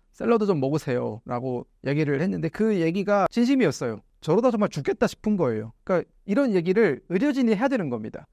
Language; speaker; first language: Korean; native; Korean